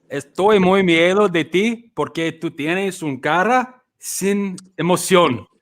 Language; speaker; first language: Spanish; non-native, learner; English